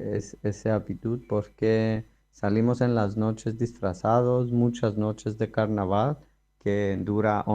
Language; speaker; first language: Spanish; non-native, fluent; Greek